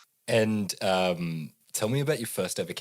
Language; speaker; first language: English; native; English